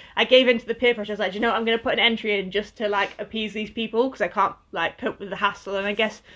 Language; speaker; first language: English; native; English